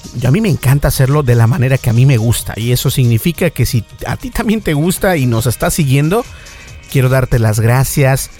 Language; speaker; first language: Spanish; native; Spanish